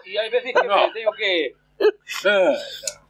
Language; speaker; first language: Spanish; non-native, local second language; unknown